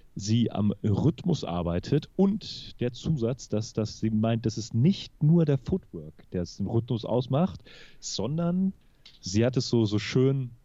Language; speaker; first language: German; native; German